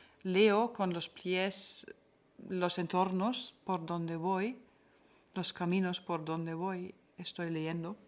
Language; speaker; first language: Spanish; non-native, fluent; German